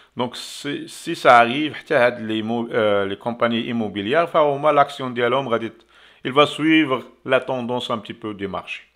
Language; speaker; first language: French; non-native, local second language; Arabic